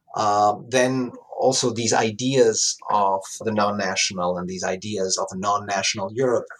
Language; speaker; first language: English; non-native, fluent; Italian